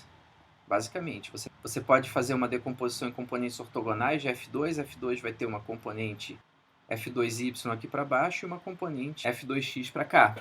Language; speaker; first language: Portuguese; native; Portuguese